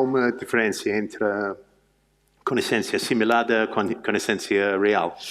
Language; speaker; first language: Portuguese; non-native, learner; English